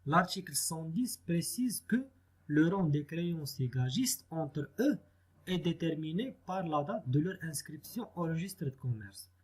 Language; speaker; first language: French; non-native, local second language; Arabic